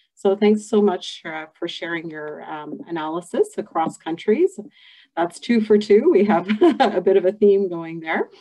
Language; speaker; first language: English; native; English